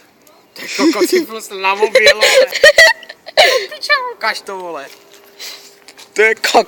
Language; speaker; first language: Czech; native; Czech